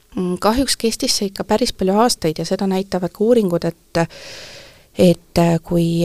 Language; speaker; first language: Estonian; early bilingual, heritage; Estonian